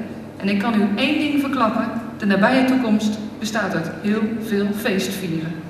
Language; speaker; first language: Dutch; native; Dutch